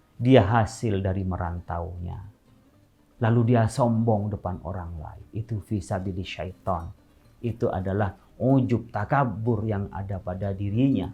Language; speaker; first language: Indonesian; non-native, local second language; Madurese